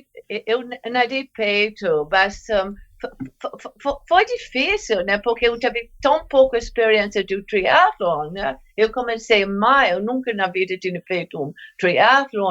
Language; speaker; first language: Portuguese; non-native, fluent; English